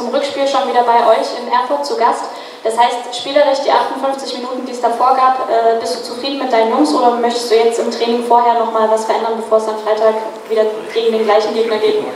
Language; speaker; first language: German; native; German